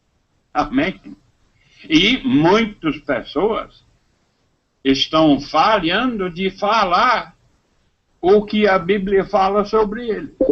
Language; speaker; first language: Portuguese; non-native, fluent; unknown